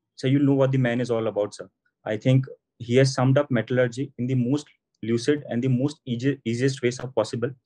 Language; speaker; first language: English; non-native, local second language; Assamese